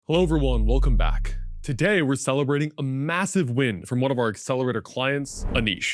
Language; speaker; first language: English; native; English